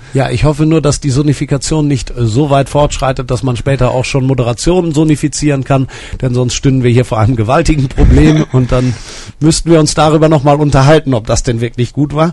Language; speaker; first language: German; native; German